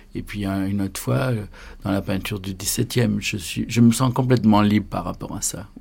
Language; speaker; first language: French; native; French